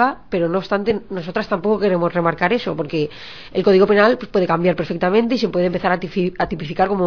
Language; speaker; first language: Spanish; native; Spanish